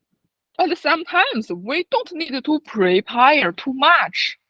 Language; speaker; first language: English; non-native, fluent; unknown